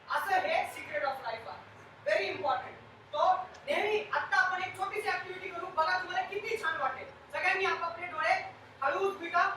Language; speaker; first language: Marathi; non-native, local second language; Telugu